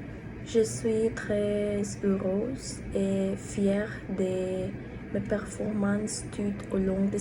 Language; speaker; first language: French; non-native, learner; Spanish